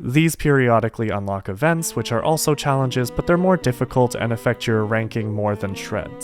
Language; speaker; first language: English; native; English